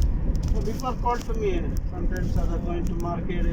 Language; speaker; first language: English; non-native, learner; Malayalam